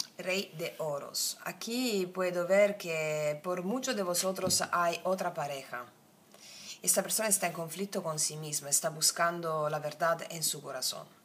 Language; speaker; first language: Spanish; non-native, fluent; Italian